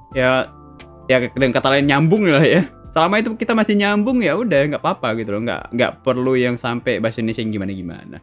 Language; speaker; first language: Indonesian; native; Indonesian